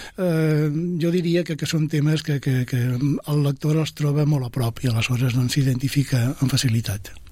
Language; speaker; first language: Catalan; non-native, local second language; Spanish